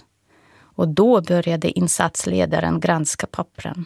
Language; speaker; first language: Swedish; non-native, fluent; Russian